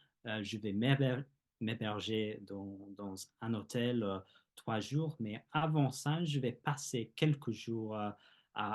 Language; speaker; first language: French; non-native, fluent; English